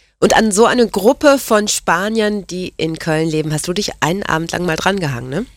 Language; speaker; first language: German; native; German